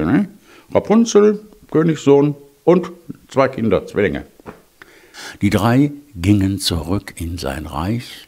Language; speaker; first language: German; native; German